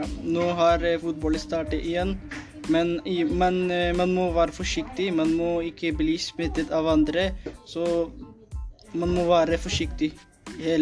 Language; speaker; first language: Norwegian; non-native, learner; Spanish